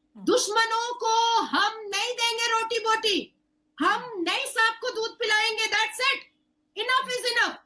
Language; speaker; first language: Hindi; native; Hindi